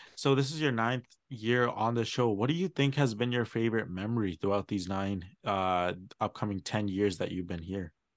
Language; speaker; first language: English; early bilingual, other home language; Punjabi